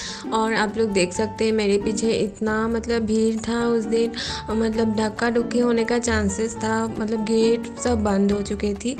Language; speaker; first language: Hindi; non-native, local second language; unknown